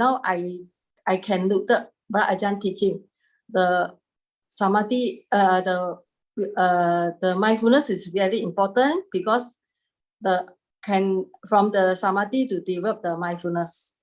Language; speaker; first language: English; non-native, learner; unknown